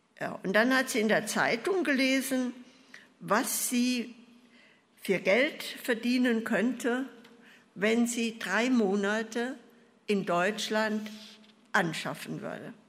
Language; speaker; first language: German; native; German